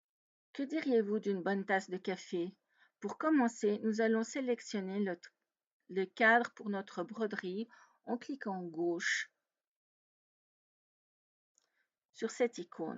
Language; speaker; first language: French; native; French